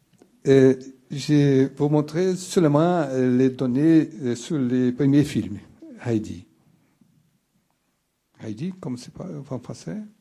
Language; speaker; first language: French; non-native, fluent; Portuguese